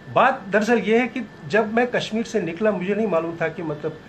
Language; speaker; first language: Hindi; native; Hindi